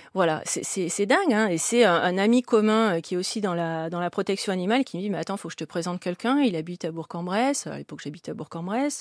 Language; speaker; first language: French; native; French